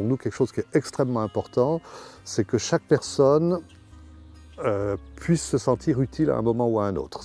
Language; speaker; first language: French; native; French